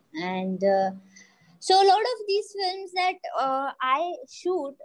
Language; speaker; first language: English; non-native, local second language; Marathi